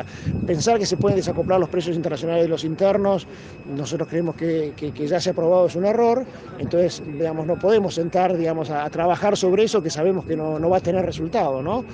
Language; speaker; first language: Spanish; native; Spanish